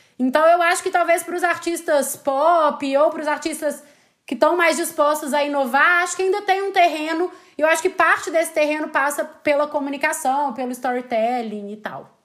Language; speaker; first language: Portuguese; native; Portuguese